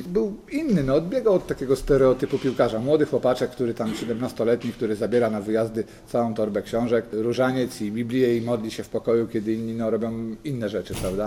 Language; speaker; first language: Polish; native; Polish